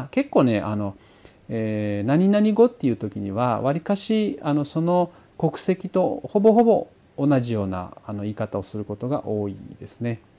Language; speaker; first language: Japanese; early bilingual, heritage; Portuguese